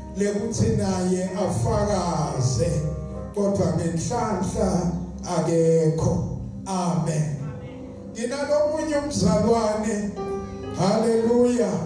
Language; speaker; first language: Zulu; non-native, local second language; Swati